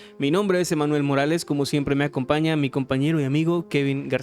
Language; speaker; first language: Spanish; native; Spanish